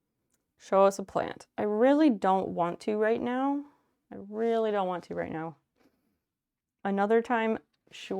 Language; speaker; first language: English; native; English